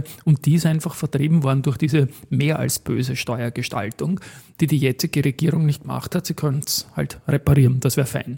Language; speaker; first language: German; native; German